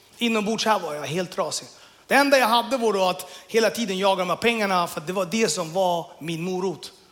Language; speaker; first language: Swedish; early bilingual, other home language; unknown